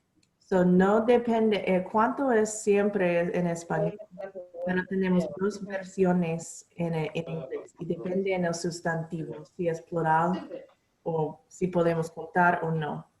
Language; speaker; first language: Spanish; non-native, learner; English